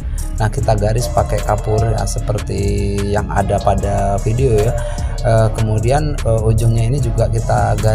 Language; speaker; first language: Indonesian; native; Indonesian